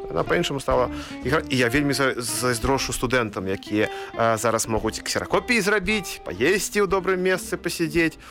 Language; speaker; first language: Belarusian; native; Belarusian